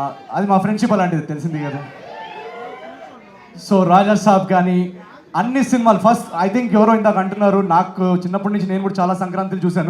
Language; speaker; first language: Telugu; native; Telugu